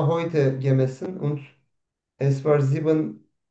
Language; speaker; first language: German; non-native, learner; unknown